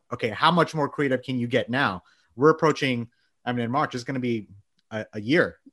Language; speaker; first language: English; early bilingual, other home language; Bangla